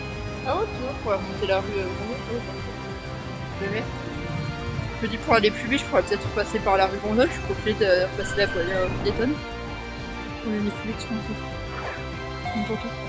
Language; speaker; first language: French; native; French